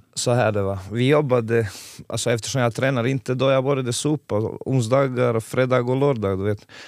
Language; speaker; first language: Swedish; non-native, fluent; Serbian